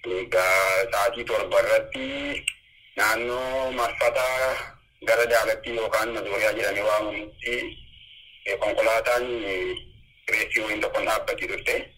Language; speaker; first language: Oromo; native; Oromo